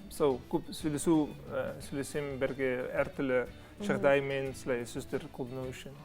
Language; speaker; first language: Kazakh; non-native, learner; Dutch